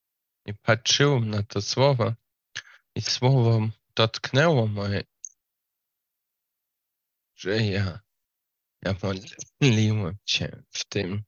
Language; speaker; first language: Polish; non-native, learner; Slovak